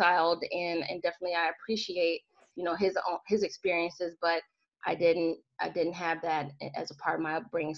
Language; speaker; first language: English; native; English